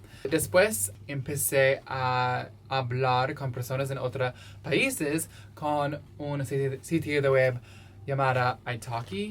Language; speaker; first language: Spanish; non-native, learner; English